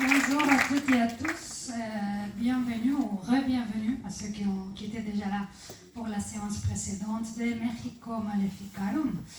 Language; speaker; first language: French; native; French